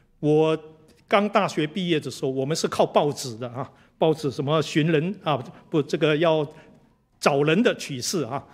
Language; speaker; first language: Chinese; native; Chinese